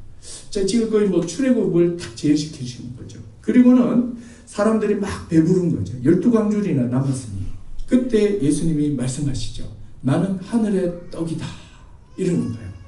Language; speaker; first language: Korean; native; Korean